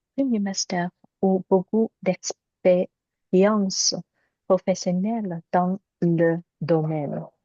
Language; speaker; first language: French; non-native, learner; Chinese